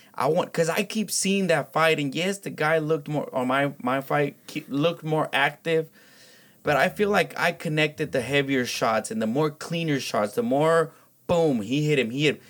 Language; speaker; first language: English; early bilingual, other home language; Spanish